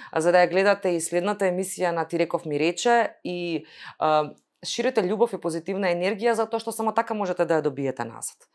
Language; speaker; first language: Macedonian; native; Macedonian